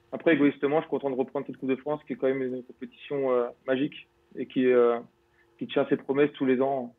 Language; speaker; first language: French; native; French